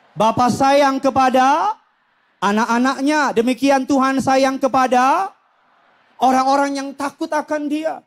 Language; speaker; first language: Indonesian; native; Indonesian